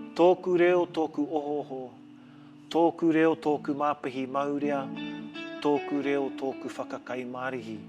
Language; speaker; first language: Māori; non-native, local second language; English